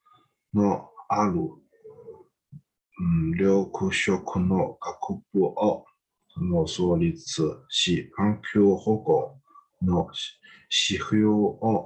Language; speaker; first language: Japanese; non-native, learner; Chinese